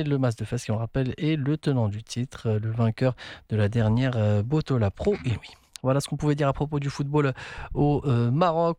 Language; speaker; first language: French; non-native, local second language; Arabic